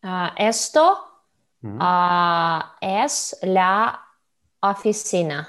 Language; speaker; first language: Spanish; non-native, learner; Russian